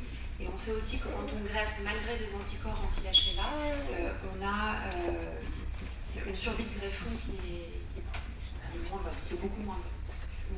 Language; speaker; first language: French; native; French